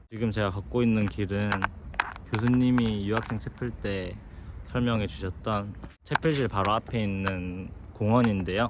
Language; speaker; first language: Korean; native; Korean